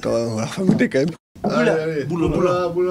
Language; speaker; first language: French; native; French